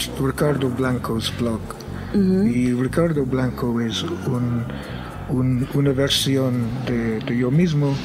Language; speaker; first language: Spanish; non-native, fluent; English